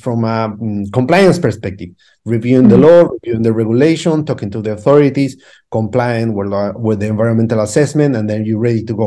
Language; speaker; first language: English; non-native, fluent; Spanish